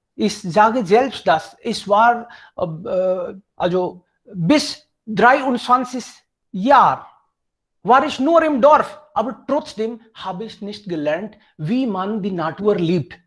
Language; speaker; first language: German; non-native, fluent; Hindi